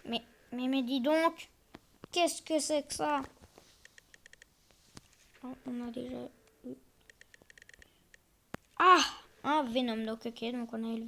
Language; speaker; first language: French; native; French